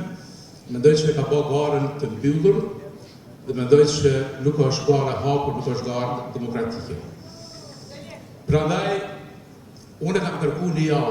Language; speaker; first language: Albanian; native; Albanian